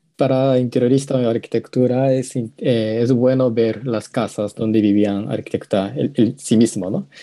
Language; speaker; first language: Spanish; non-native, learner; Japanese